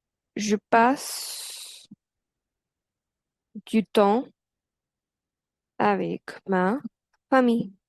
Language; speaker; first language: French; non-native, fluent; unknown